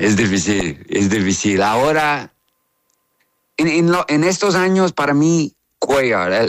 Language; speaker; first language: Spanish; non-native, learner; English